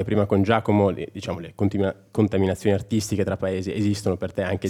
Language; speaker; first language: Italian; native; Italian